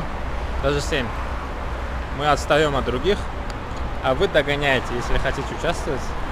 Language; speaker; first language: Russian; non-native, local second language; Uzbek